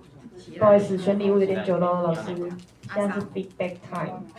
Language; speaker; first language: Chinese; native; Chinese